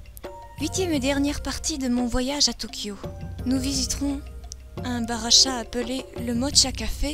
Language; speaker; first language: French; native; French